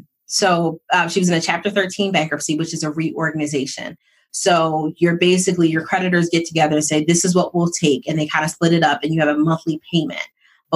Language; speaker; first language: English; native; English